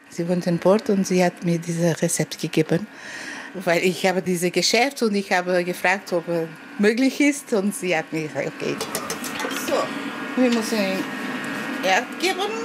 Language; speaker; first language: German; non-native, learner; Portuguese